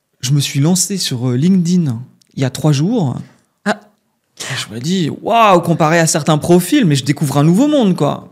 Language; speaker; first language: French; native; French